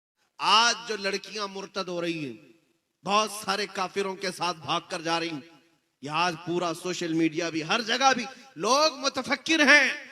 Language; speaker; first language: Hindi; native; Hindi